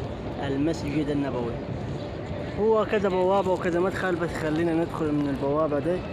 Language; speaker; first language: Arabic; native; Arabic